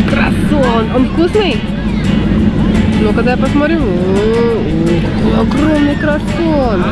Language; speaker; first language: Russian; native; Russian